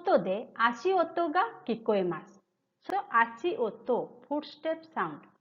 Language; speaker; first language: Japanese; non-native, fluent; Hindi